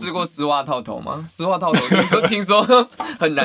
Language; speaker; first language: Chinese; native; Chinese